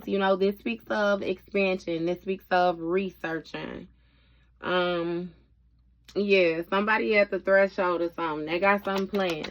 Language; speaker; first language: English; native; English